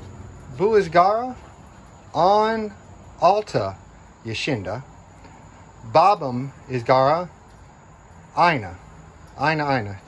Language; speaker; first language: Turkish; non-native, learner; English